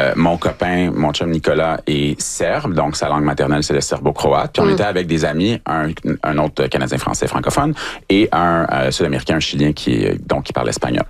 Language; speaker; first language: French; native; French